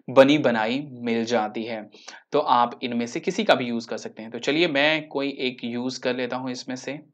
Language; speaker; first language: Hindi; native; Hindi